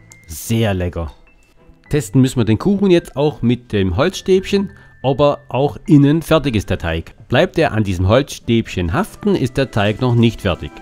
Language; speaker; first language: German; native; German